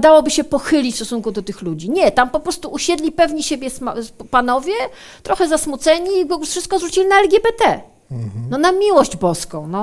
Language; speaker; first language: Polish; native; Polish